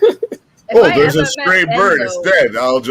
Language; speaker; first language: English; native; English